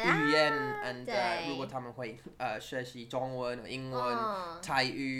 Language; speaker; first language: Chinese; non-native, learner; English